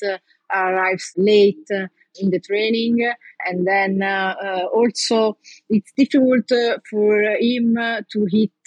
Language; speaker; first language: English; non-native, learner; Italian